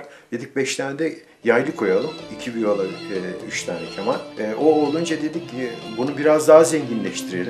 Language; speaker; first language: Turkish; native; Turkish